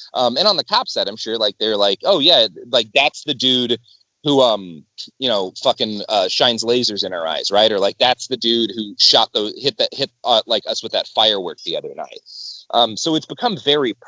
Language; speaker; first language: English; native; English